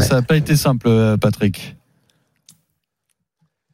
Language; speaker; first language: French; native; French